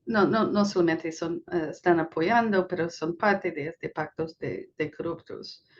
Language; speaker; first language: Spanish; non-native, fluent; English